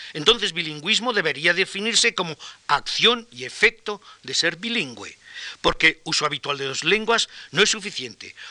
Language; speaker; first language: Spanish; native; Spanish